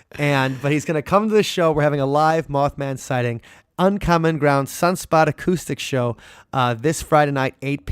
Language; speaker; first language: English; native; English